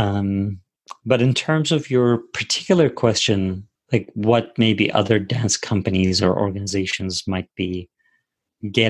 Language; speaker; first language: English; non-native, fluent; Turkish